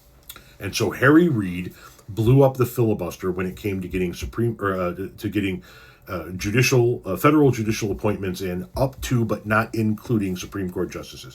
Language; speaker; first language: English; native; English